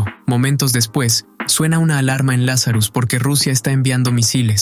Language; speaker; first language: Spanish; native; Spanish